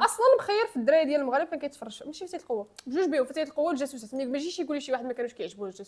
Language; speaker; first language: Arabic; native; Arabic